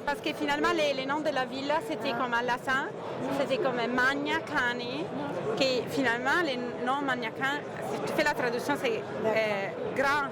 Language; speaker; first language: French; non-native, fluent; Italian